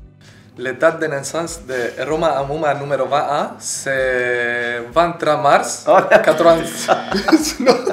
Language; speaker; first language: French; non-native, learner; Slovenian